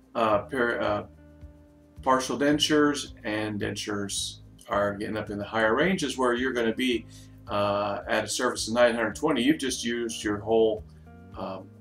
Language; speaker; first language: English; native; English